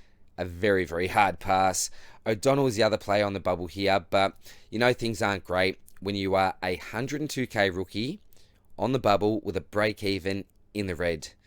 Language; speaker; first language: English; native; English